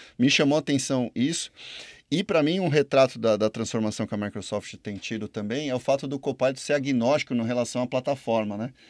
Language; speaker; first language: Portuguese; native; Portuguese